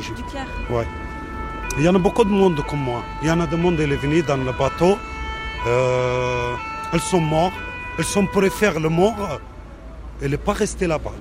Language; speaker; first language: French; non-native, fluent; Arabic